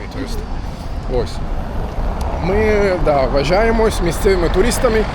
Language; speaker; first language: Ukrainian; non-native, fluent; Turkish